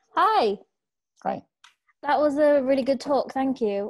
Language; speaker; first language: English; non-native, fluent; Portuguese